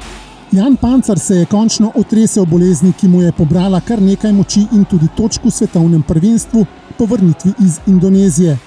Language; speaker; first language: Slovenian; native; Slovenian